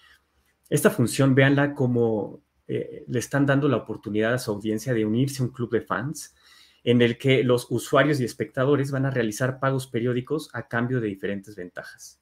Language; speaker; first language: Spanish; native; Spanish